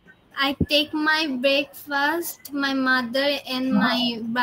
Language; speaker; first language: English; non-native, learner; Bangla